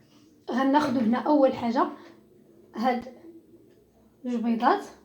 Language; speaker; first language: Arabic; native; Arabic